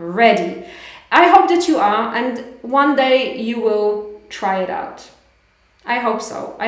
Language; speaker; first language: English; non-native, fluent; Polish